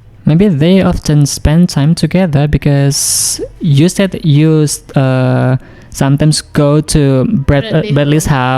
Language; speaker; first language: English; non-native, fluent; Indonesian